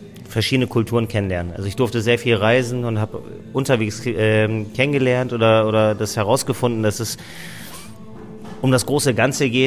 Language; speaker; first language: German; native; German